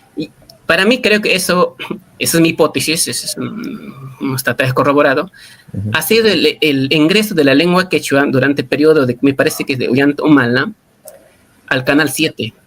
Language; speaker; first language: Spanish; non-native, local second language; Quechua